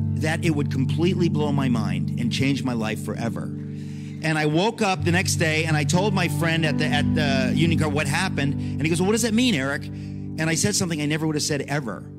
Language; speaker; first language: English; native; English